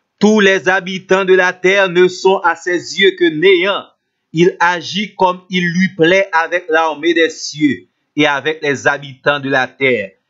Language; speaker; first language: French; non-native, local second language; Haitian Creole